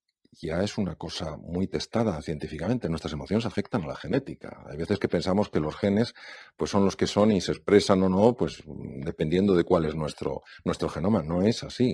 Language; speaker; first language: Spanish; native; Spanish